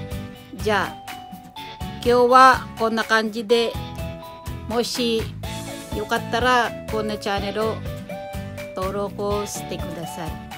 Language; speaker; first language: Japanese; non-native, fluent; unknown